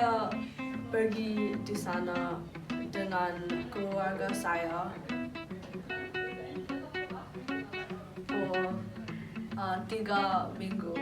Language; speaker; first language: Indonesian; non-native, learner; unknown